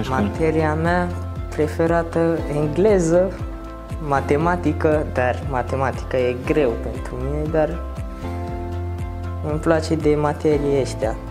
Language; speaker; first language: Romanian; non-native, learner; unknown